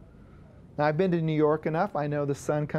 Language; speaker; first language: English; native; English